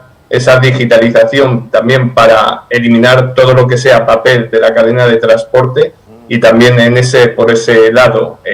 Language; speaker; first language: Spanish; native; Spanish